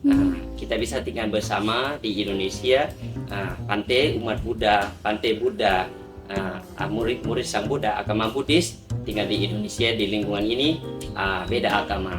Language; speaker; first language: Indonesian; non-native, learner; Thai